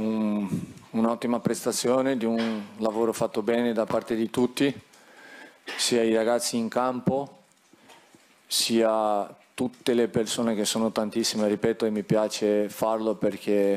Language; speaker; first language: Italian; non-native, fluent; Portuguese